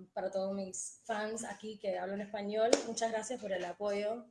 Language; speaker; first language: Spanish; early bilingual, heritage; Spanish